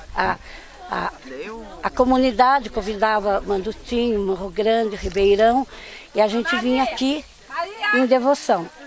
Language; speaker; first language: Portuguese; native; Portuguese